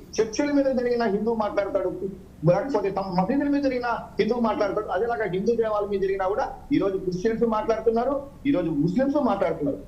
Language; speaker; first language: Telugu; native; Telugu